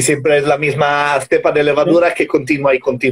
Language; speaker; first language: Spanish; non-native, fluent; English